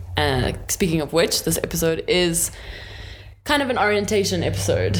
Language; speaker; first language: English; native; English